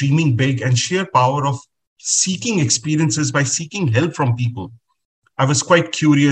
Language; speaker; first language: English; non-native, local second language; Hindi